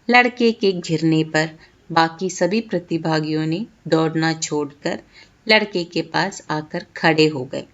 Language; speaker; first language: Hindi; non-native, local second language; Malayalam